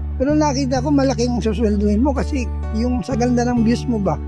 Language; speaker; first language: Filipino; native; Filipino